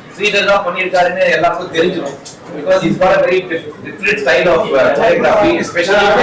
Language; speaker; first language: Tamil; native; Tamil